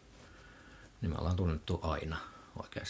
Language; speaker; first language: Finnish; native; Finnish